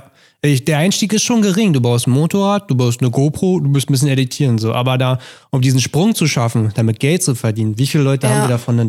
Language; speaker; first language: German; native; German